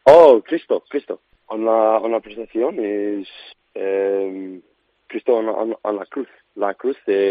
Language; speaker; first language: Spanish; non-native, learner; English